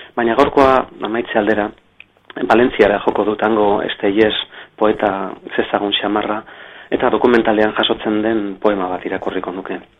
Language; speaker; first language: Basque; native; Basque